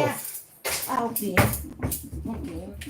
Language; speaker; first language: Dutch; non-native, learner; Kikuyu